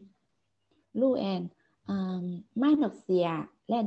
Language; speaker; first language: Finnish; non-native, learner; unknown